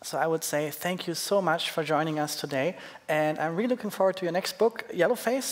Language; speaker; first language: English; non-native, fluent; German